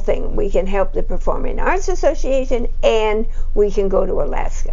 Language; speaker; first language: English; native; English